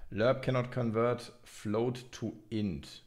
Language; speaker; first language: English; non-native, fluent; German